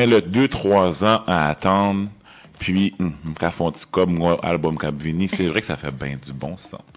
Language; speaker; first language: French; native; French